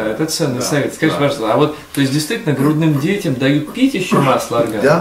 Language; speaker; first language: Russian; native; Russian